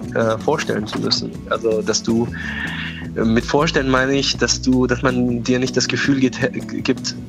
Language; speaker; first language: German; non-native, fluent; Persian